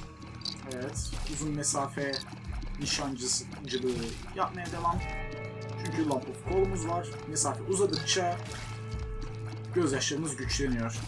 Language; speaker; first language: Turkish; native; Turkish